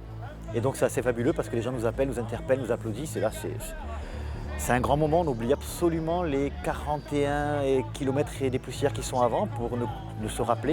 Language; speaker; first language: French; native; French